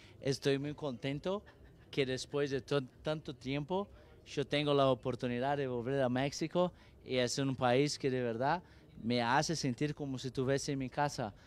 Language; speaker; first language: Spanish; non-native, learner; Portuguese